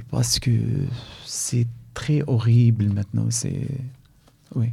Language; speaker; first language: French; non-native, learner; Arabic